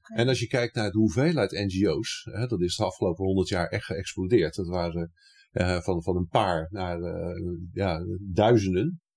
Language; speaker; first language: Dutch; native; Dutch